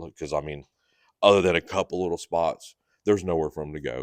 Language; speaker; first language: English; native; English